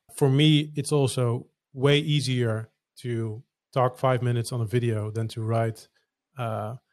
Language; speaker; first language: English; non-native, fluent; Dutch